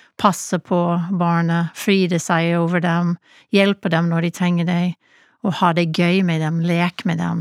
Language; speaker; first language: Norwegian; non-native, fluent; English